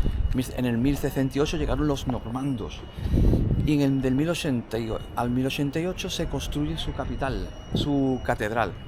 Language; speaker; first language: Spanish; native; Spanish